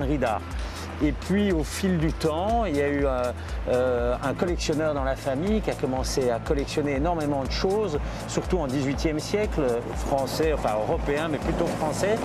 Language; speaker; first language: French; native; French